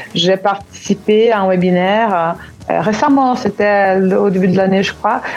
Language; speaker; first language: French; non-native, fluent; Portuguese